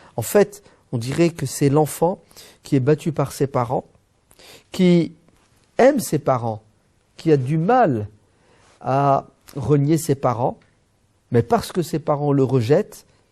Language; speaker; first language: French; early bilingual, other home language; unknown